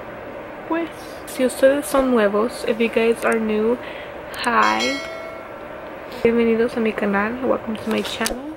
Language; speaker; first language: Spanish; early bilingual, other home language; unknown